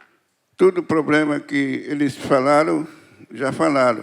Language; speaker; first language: Portuguese; non-native, local second language; Kayapó